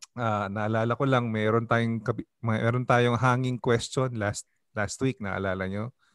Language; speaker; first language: Filipino; native; Filipino